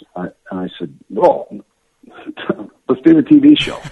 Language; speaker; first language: English; native; English